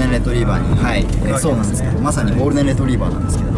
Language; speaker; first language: Japanese; native; Japanese